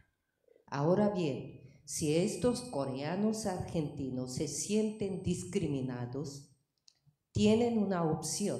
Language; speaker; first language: Spanish; non-native, fluent; Korean